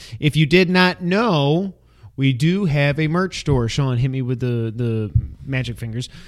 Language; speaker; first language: English; native; English